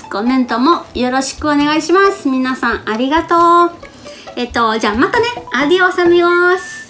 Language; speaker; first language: Japanese; non-native, learner; Spanish